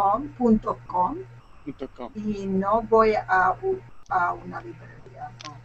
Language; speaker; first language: Spanish; non-native, learner; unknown